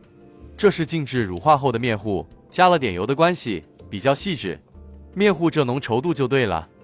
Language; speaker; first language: Chinese; native; Chinese